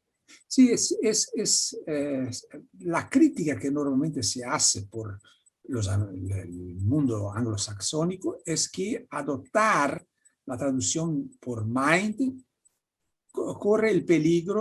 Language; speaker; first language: Spanish; non-native, fluent; Portuguese